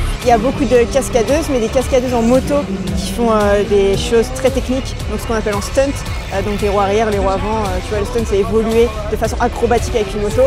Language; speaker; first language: French; native; French